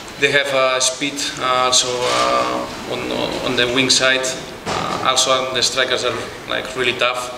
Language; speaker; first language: English; non-native, fluent; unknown